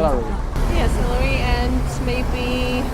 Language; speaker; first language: English; non-native, learner; Polish